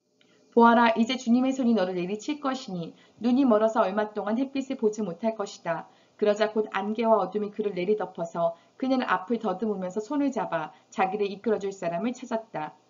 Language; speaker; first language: Korean; native; Korean